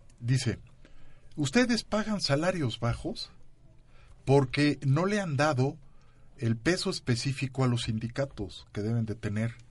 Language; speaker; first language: Spanish; native; Spanish